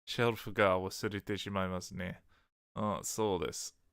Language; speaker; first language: Japanese; non-native, learner; English